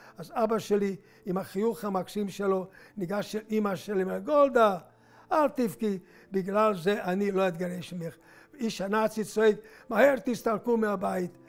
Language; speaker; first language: Hebrew; non-native, fluent; Hungarian